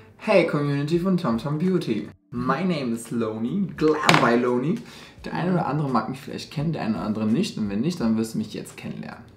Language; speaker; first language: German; early bilingual, other home language; Albanian